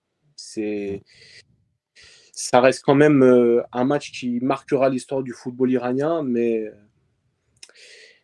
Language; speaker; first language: French; early bilingual, other home language; Persian